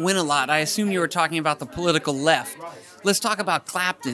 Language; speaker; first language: English; native; English